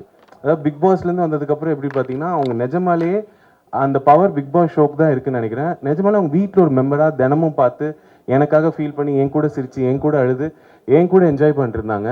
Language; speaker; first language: Tamil; native; Tamil